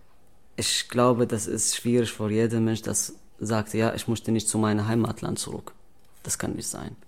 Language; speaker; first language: German; non-native, learner; Arabic